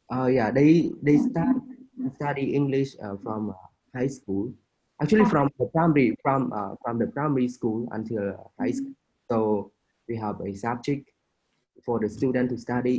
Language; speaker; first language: English; non-native, fluent; Khmer